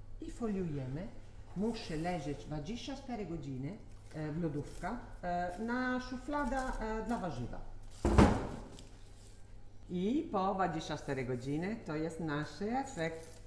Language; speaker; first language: Polish; non-native, learner; Italian